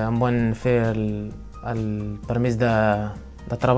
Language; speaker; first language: Catalan; non-native, learner; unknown